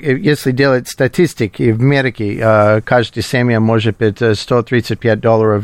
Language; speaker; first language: Russian; non-native, learner; English